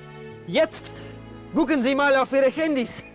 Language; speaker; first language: German; non-native, learner; Kazakh